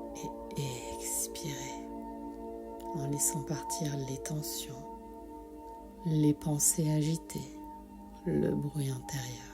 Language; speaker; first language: French; native; French